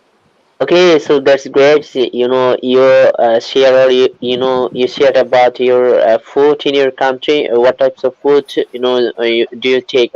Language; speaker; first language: English; non-native, learner; Bangla